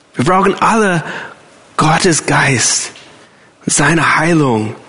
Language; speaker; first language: German; non-native, fluent; English